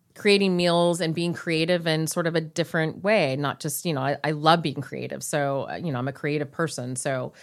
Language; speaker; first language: English; native; English